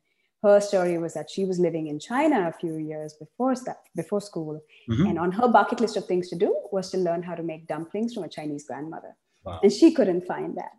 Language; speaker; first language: English; non-native, local second language; Tamil